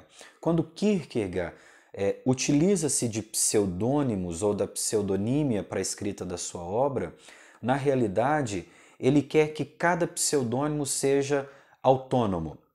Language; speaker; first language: Portuguese; native; Portuguese